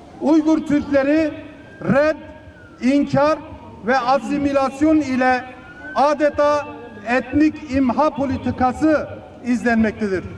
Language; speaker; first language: Turkish; native; Turkish